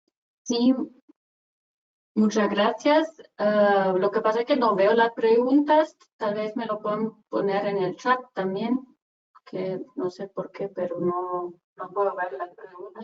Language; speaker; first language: Spanish; non-native, fluent; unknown